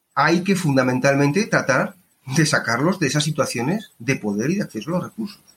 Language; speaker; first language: Spanish; native; Spanish